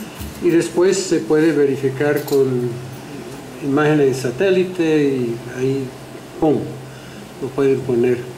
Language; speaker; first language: Spanish; non-native, fluent; English